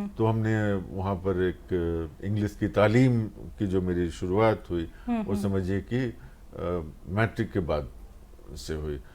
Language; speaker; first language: Hindi; native; Hindi